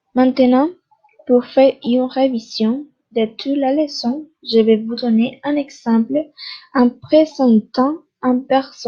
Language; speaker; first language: French; non-native, fluent; Spanish